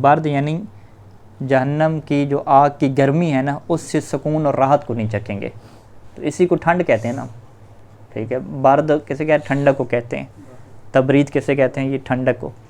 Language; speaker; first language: Urdu; native; Urdu